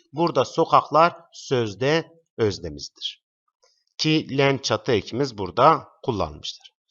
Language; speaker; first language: Turkish; native; Turkish